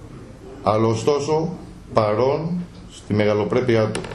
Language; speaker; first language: Greek; native; Greek